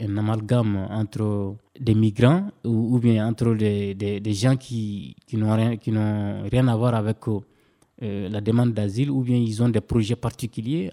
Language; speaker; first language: French; non-native, local second language; Bambara